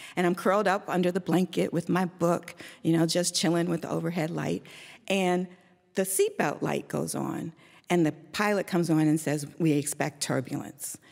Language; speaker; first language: English; native; English